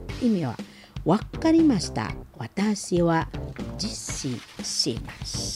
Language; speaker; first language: Japanese; non-native, learner; Indonesian